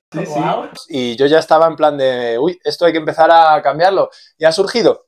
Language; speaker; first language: Spanish; native; Spanish